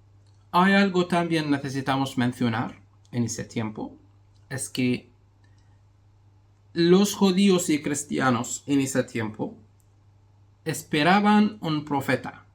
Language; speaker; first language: Spanish; non-native, fluent; Arabic